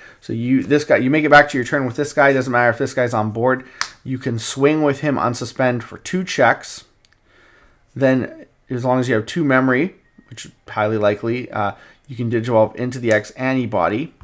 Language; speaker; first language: English; native; English